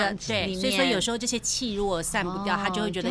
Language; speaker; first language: Chinese; native; Chinese